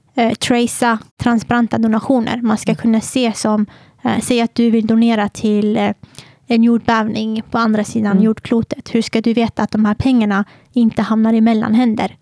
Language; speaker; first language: Swedish; native; Swedish